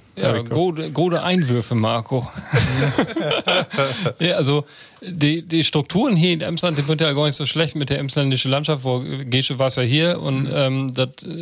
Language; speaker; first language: German; non-native, local second language; Low German